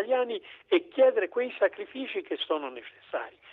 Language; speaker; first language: Italian; native; Italian